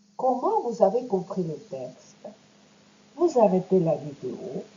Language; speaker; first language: French; non-native, fluent; Ukrainian